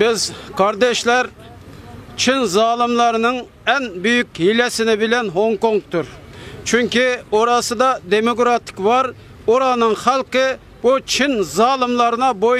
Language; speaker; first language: Turkish; non-native, fluent; Uyghur